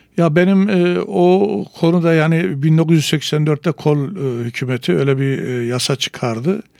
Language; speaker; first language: Turkish; native; Turkish